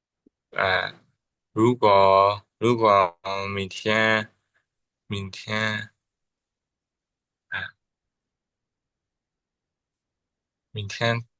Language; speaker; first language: Chinese; non-native, learner; Burmese